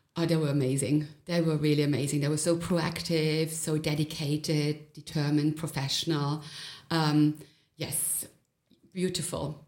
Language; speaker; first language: English; non-native, fluent; German